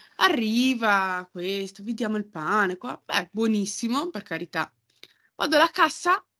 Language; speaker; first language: Italian; early bilingual, other home language; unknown